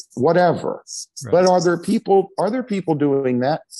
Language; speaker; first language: English; native; English